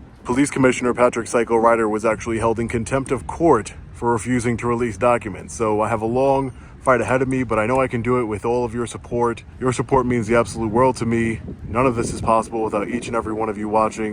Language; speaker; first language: English; native; English